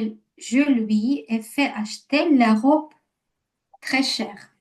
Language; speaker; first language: French; non-native, learner; Ukrainian